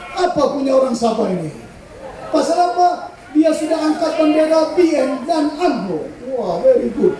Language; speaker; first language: Malay; non-native, local second language; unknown